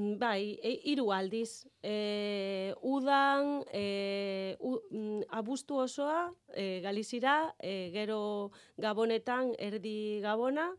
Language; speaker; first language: Basque; non-native, learner; Galician